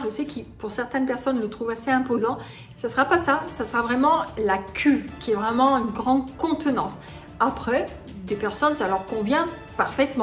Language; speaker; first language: French; native; French